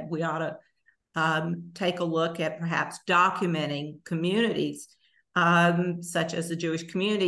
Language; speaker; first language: English; native; English